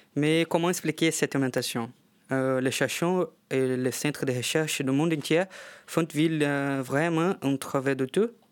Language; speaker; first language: French; non-native, fluent; Portuguese